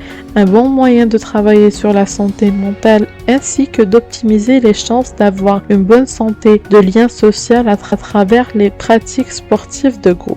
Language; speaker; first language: French; native; French